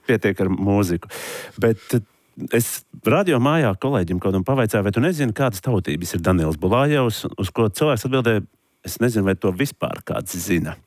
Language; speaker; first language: Latvian; native; Latvian